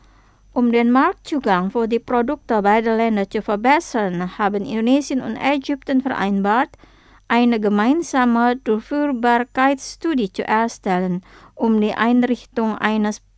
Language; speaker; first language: German; non-native, fluent; Indonesian